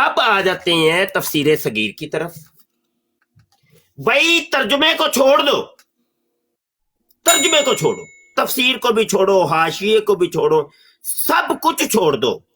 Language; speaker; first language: Hindi; non-native, local second language; Punjabi